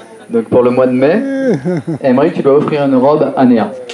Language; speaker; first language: French; native; French